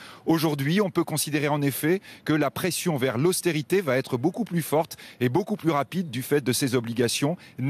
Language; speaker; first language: French; native; French